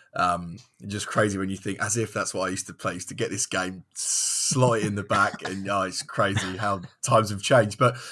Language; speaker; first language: English; native; English